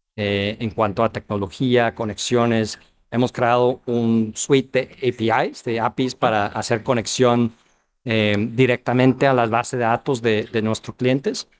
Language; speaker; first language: Spanish; non-native, fluent; English